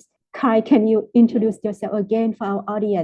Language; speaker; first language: English; non-native, fluent; Vietnamese